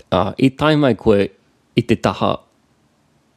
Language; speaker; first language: Māori; non-native, learner; English